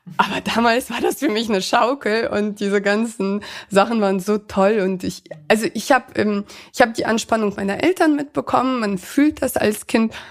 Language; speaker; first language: German; early bilingual, other home language; Russian